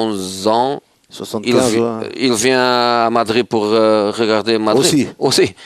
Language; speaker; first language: French; non-native, fluent; Portuguese